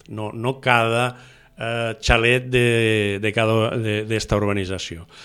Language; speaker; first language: Catalan; native; Catalan